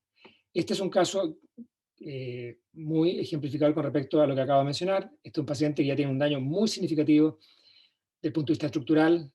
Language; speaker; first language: Spanish; native; Spanish